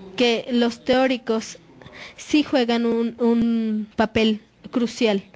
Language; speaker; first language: Spanish; non-native, fluent; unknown